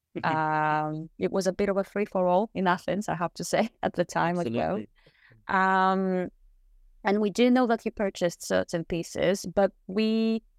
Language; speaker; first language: English; non-native, fluent; Greek